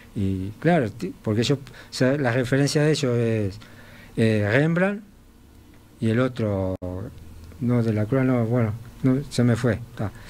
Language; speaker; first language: Spanish; native; Spanish